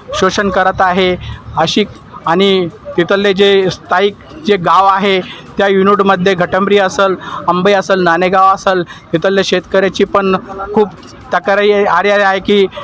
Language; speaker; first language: Marathi; non-native, local second language; Urdu